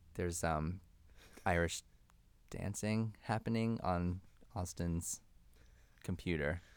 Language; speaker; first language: English; native; English